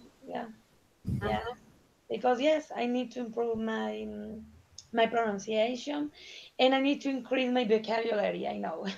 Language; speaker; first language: English; non-native, learner; Spanish